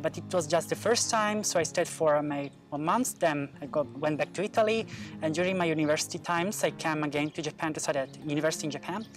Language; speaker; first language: English; non-native, fluent; Italian